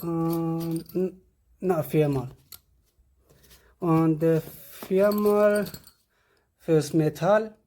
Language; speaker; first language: German; non-native, learner; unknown